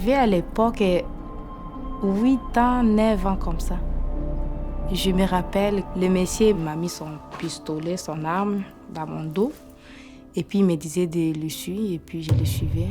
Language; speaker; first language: French; non-native, local second language; Swahili